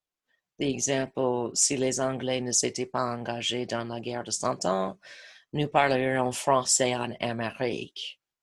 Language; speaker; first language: French; non-native, fluent; English